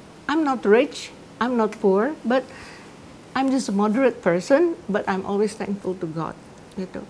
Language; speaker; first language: English; non-native, fluent; Indonesian